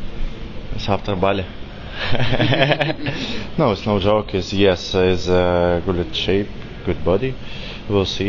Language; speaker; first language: English; non-native, learner; Russian